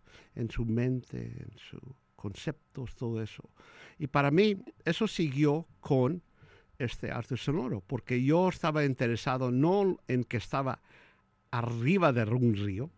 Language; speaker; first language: Spanish; early bilingual, heritage; Spanish